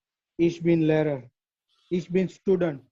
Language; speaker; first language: German; non-native, learner; Gujarati